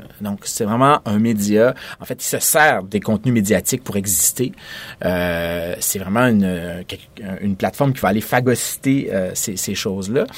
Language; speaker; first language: French; native; French